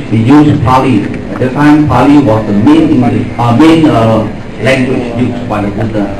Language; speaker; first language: English; non-native, local second language; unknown